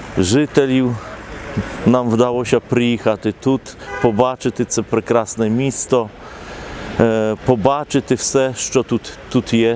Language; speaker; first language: Polish; non-native, local second language; Ukrainian